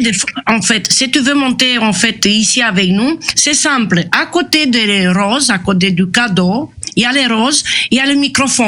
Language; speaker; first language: French; non-native, fluent; Romanian